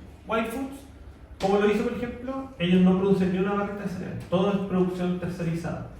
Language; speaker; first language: Spanish; native; Spanish